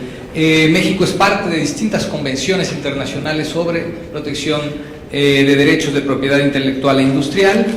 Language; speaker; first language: Spanish; native; Spanish